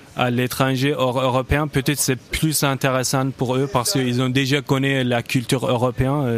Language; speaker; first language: French; non-native, fluent; Turkish